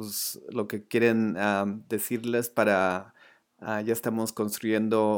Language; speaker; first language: Spanish; early bilingual, other home language; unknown